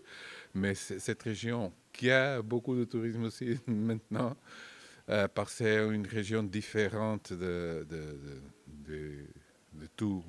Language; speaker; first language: French; non-native, fluent; Portuguese